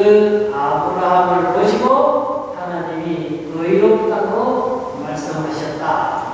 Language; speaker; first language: Korean; native; Korean